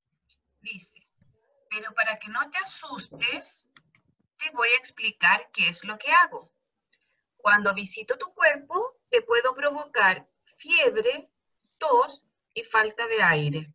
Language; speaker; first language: Spanish; native; Spanish